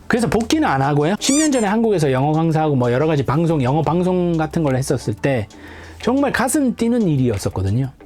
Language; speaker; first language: Korean; native; Korean